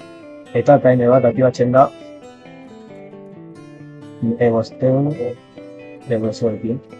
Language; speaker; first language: Basque; non-native, local second language; Spanish